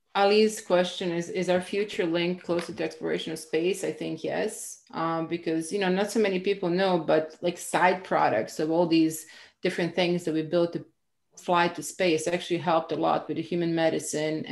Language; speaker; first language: English; non-native, fluent; Croatian